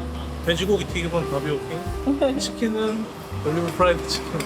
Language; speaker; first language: Korean; native; Korean